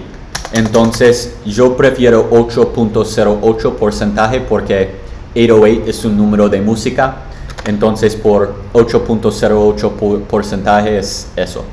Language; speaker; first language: Spanish; non-native, learner; English